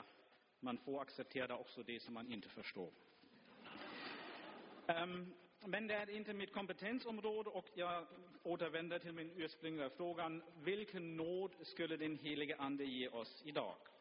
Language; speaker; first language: Swedish; non-native, fluent; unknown